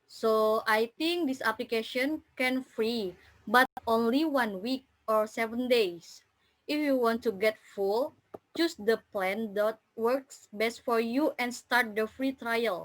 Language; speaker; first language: English; non-native, learner; Indonesian